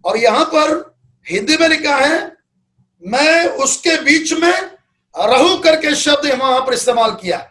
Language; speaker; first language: Hindi; non-native, local second language; Malayalam